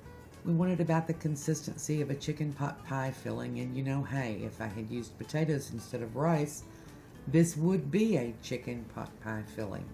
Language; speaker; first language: English; native; English